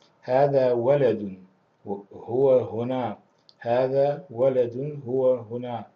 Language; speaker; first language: Arabic; non-native, fluent; Russian